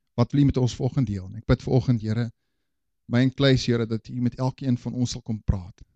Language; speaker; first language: Afrikaans; native; Afrikaans